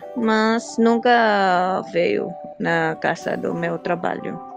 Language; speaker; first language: Portuguese; non-native, learner; Filipino